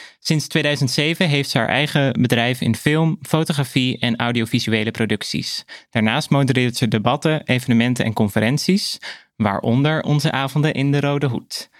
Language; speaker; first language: Dutch; native; Dutch